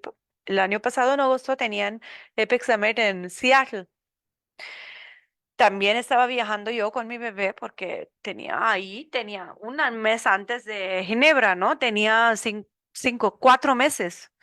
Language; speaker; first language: Spanish; non-native, learner; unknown